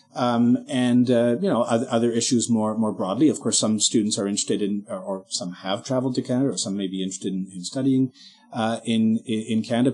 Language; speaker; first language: English; native; English